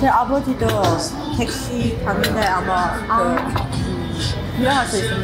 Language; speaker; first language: Korean; non-native, fluent; Armenian